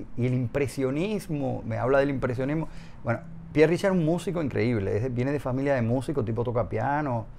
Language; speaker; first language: Spanish; native; Spanish